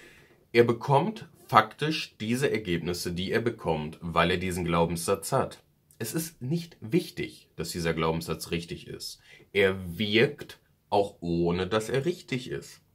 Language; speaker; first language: German; native; German